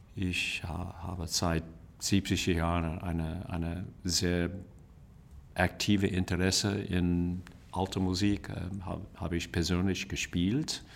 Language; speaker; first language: German; non-native, learner; English